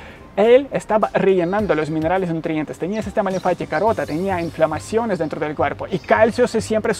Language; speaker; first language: Spanish; non-native, learner; Ukrainian